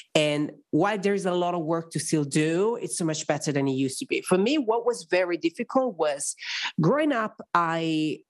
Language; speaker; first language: English; non-native, fluent; Italian